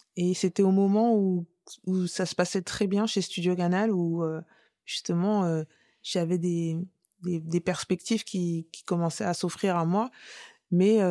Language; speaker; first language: French; native; French